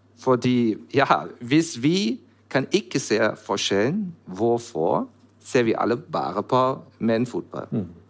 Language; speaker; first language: Norwegian; non-native, learner; German